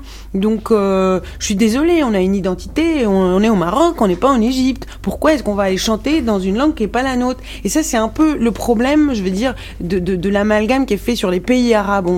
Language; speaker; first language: French; non-native, local second language; Arabic